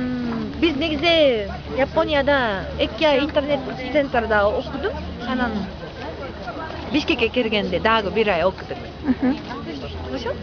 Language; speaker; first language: Kyrgyz; non-native, learner; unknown